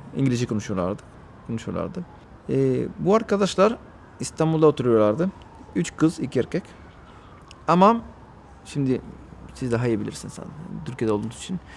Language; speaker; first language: Turkish; non-native, fluent; Spanish